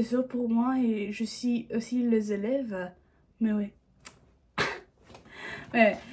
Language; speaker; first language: French; non-native, learner; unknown